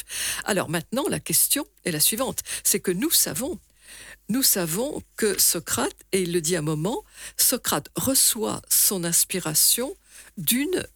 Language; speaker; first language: French; native; French